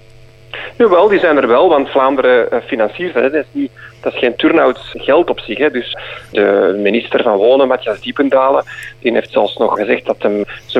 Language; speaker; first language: Dutch; native; Dutch